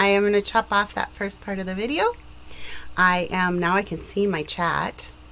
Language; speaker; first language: English; native; English